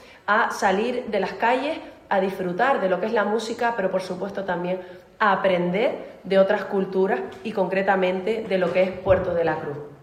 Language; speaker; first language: Spanish; native; Spanish